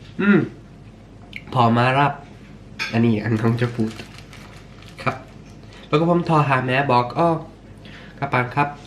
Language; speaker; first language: Thai; early bilingual, heritage; Swedish